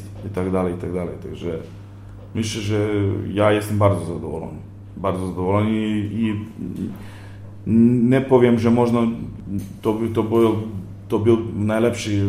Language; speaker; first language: Polish; non-native, fluent; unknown